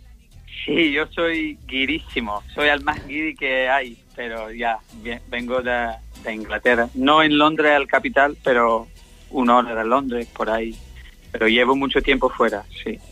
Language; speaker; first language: Spanish; non-native, learner; English